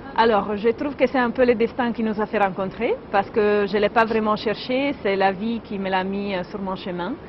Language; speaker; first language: French; non-native, fluent; Italian